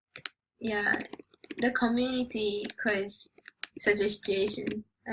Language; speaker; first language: English; non-native, learner; Japanese